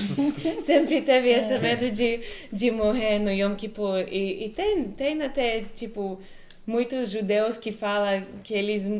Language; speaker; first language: Portuguese; non-native, fluent; Hebrew